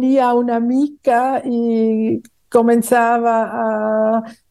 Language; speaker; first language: Catalan; non-native, fluent; German